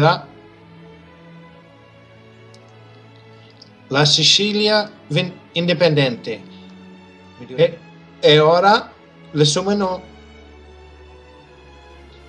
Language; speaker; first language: Italian; early bilingual, heritage; English